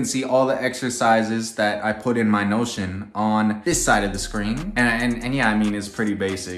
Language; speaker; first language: English; native; English